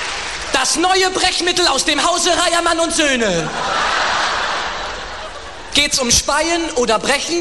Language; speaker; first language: German; native; German